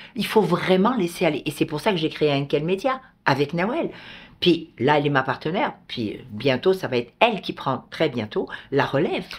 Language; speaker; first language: French; native; French